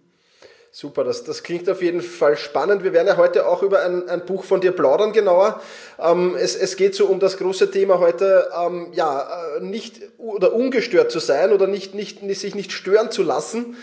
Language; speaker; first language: German; native; German